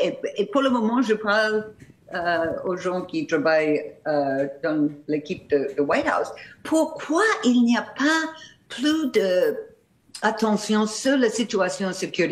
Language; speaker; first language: French; non-native, fluent; English